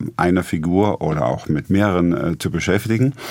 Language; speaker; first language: German; native; German